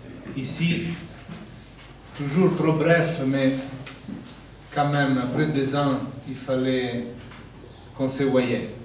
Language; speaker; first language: French; non-native, fluent; Italian